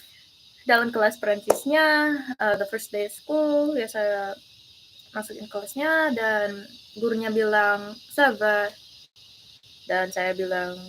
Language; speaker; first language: Indonesian; early bilingual, heritage; English